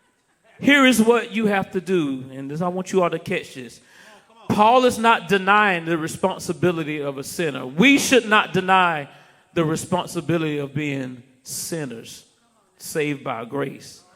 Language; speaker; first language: English; native; English